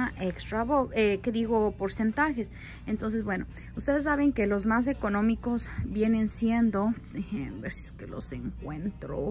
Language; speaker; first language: Spanish; native; Spanish